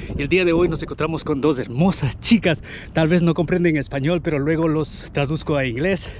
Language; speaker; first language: Spanish; native; Spanish